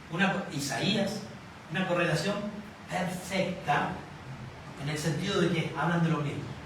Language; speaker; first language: Spanish; native; Spanish